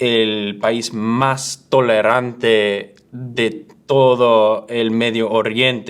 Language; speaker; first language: Spanish; early bilingual, other home language; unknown